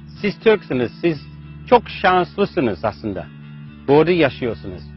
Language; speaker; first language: Turkish; non-native, fluent; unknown